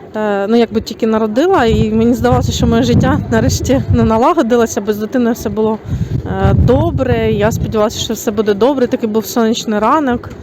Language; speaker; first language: Ukrainian; native; Ukrainian